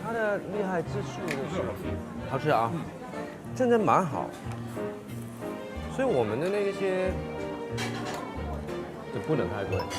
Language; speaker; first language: Chinese; non-native, local second language; Cantonese